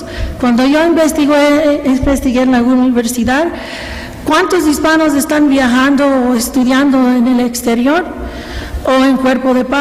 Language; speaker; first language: Spanish; early bilingual, heritage; Spanish